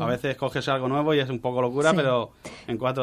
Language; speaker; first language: Spanish; native; Spanish